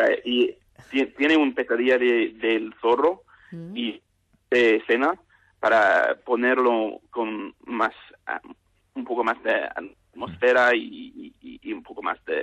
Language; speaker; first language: Spanish; non-native, learner; English